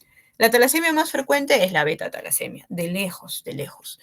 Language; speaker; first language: Spanish; native; Spanish